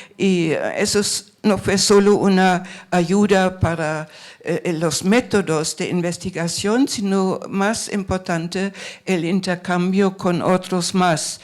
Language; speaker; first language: Spanish; non-native, fluent; German